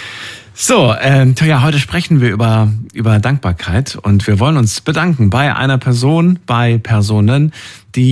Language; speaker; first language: German; native; German